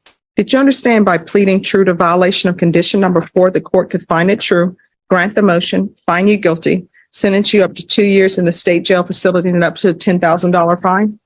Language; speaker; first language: English; native; English